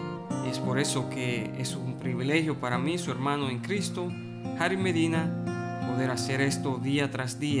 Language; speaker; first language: Spanish; native; Spanish